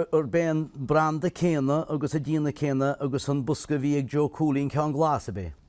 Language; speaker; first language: Irish; native; Irish